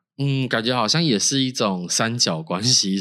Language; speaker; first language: Chinese; native; Chinese